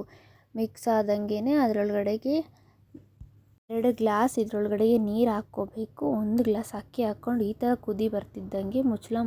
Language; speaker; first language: Kannada; native; Kannada